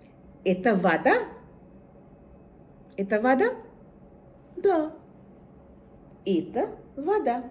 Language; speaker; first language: Russian; non-native, fluent; Bangla